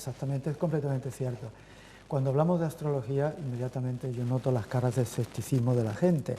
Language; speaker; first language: Spanish; native; Spanish